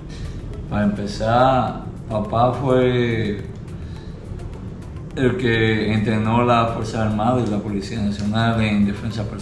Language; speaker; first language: Spanish; early bilingual, other home language; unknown